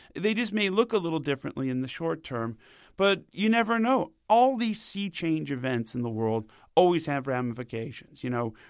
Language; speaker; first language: English; native; English